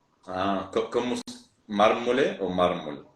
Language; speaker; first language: Portuguese; non-native, fluent; Spanish